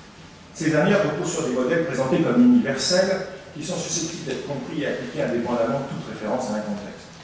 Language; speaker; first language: French; native; French